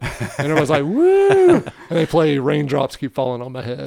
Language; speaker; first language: English; native; English